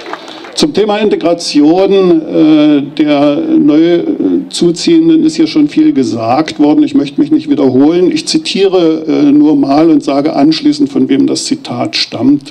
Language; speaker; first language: German; native; German